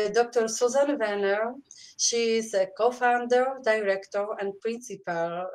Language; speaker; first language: English; non-native, fluent; Polish